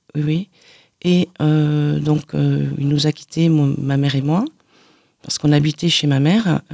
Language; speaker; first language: French; native; French